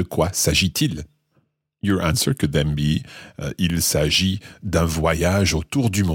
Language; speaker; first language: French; non-native, fluent; English